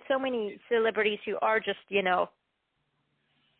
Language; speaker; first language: English; native; English